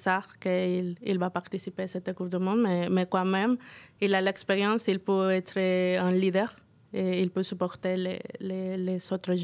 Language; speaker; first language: French; non-native, fluent; Spanish